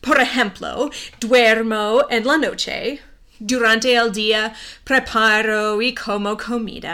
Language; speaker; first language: Spanish; non-native, fluent; English